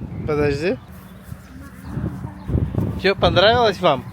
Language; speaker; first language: Russian; non-native, local second language; Azerbaijani